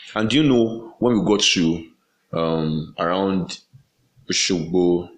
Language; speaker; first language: English; non-native, local second language; Yoruba